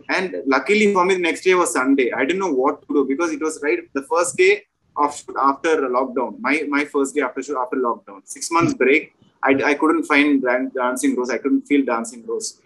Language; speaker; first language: English; non-native, local second language; Malayalam